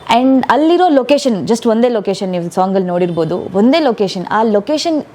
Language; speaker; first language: Kannada; non-native, local second language; Tulu